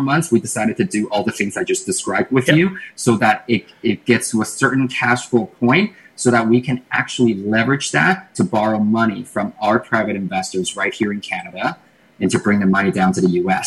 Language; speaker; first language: English; non-native, fluent; Chinese